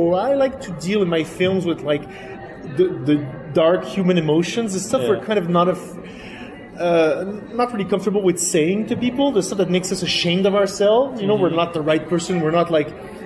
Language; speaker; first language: English; non-native, fluent; French